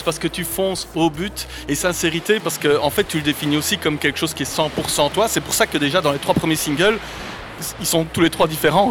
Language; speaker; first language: French; native; French